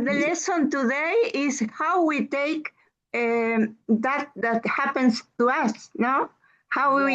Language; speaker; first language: English; non-native, learner; Spanish